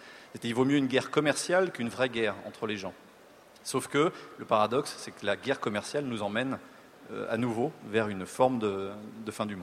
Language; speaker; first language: French; native; French